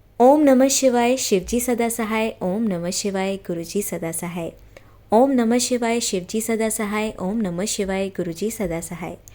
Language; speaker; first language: Hindi; native; Hindi